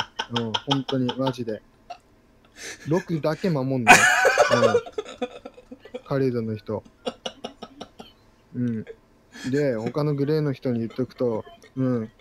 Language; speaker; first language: Japanese; native; Japanese